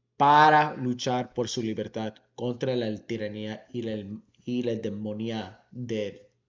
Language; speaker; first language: Spanish; early bilingual, heritage; Spanish